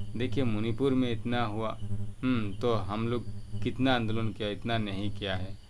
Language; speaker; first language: Hindi; non-native, local second language; Bangla